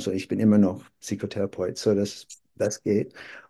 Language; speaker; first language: German; non-native, fluent; English